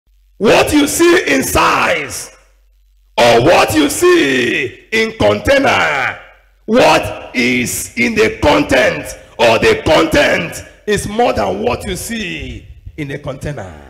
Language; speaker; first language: English; non-native, local second language; Igbo